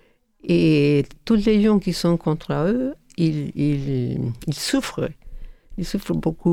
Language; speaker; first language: French; non-native, learner; Spanish